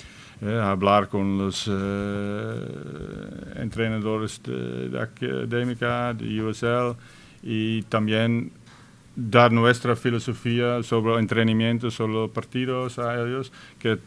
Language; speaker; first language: Spanish; non-native, fluent; Dutch